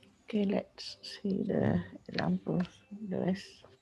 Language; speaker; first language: English; non-native, learner; Malay